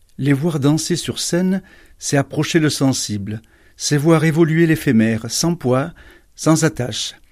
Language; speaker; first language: French; native; French